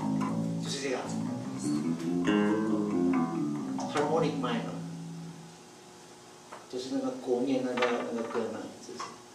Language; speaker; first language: Chinese; non-native, fluent; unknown